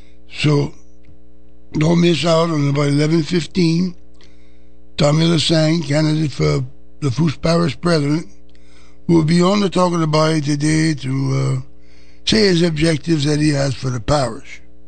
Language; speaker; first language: English; early bilingual, other home language; French